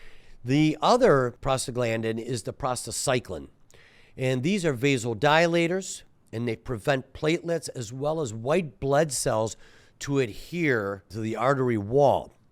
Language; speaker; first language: English; native; English